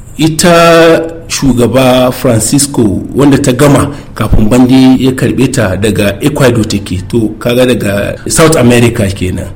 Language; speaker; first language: Hausa; native; Hausa